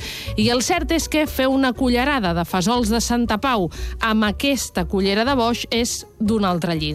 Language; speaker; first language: Catalan; native; Catalan